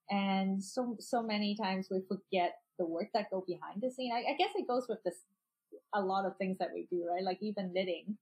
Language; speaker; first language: English; non-native, local second language; Cantonese